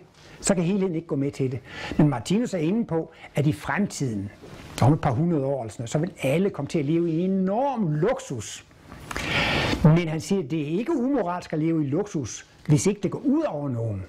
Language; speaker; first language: Danish; native; Danish